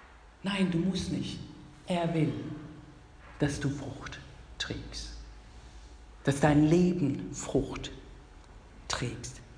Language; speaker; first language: German; non-native, fluent; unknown